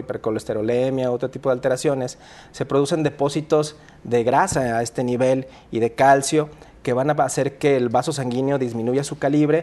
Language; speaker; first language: Spanish; native; Spanish